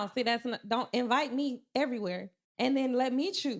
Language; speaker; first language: English; native; English